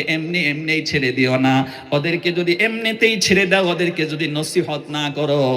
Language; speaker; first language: Bangla; non-native, local second language; Assamese